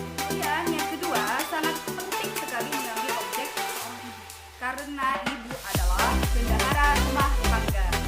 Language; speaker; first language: Indonesian; non-native, local second language; Madurese